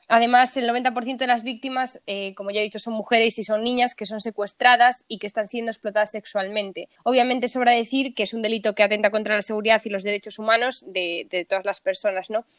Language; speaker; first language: Spanish; native; Spanish